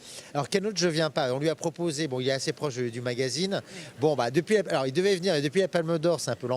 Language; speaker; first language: French; native; French